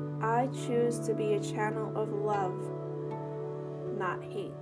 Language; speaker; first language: English; native; English